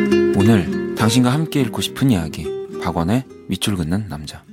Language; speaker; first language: Korean; native; Korean